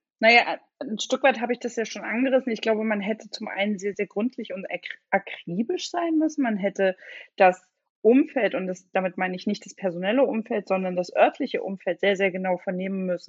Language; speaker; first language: German; native; German